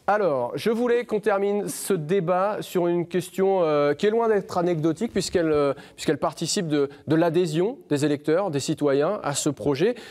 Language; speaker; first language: French; native; French